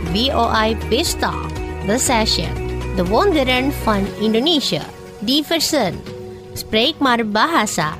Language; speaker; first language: Dutch; non-native, fluent; Indonesian